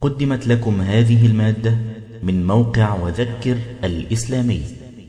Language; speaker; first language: Arabic; native; Arabic